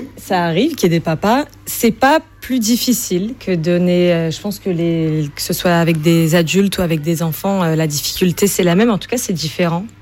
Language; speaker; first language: French; native; French